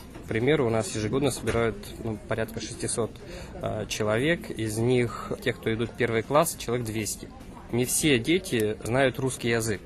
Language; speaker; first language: Russian; non-native, local second language; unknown